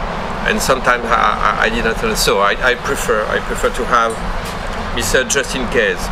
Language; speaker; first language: English; non-native, learner; French